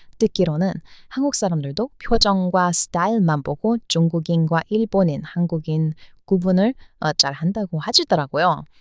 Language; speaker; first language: Korean; non-native, fluent; English